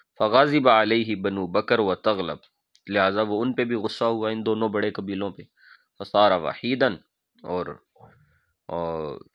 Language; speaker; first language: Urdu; non-native, local second language; Punjabi